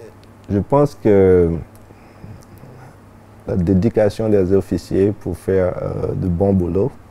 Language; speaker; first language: French; non-native, local second language; Haitian Creole